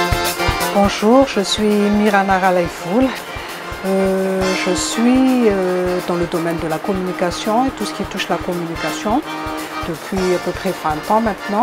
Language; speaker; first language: French; non-native, local second language; Malagasy